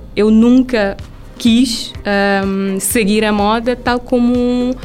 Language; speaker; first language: Portuguese; non-native, local second language; Kabuverdianu